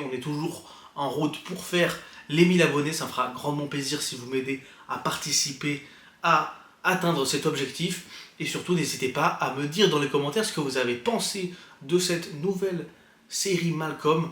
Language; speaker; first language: French; native; French